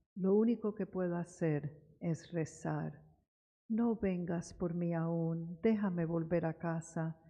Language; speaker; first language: Spanish; early bilingual, heritage; Spanish